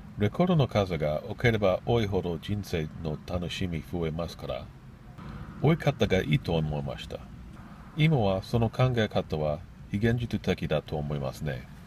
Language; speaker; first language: Japanese; non-native, learner; English